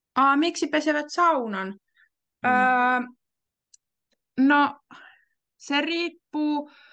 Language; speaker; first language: Finnish; native; Finnish